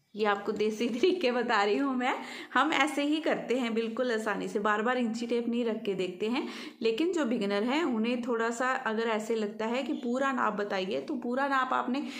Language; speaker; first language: Hindi; native; Hindi